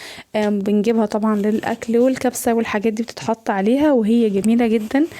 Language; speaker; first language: Arabic; native; Arabic